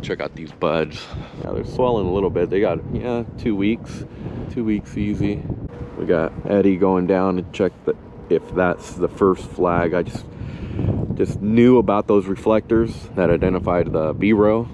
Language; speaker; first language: English; early bilingual, other home language; Spanish